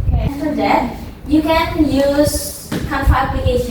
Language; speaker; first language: English; non-native, learner; Indonesian